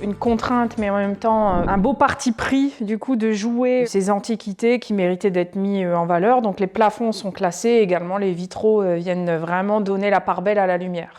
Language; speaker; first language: French; native; French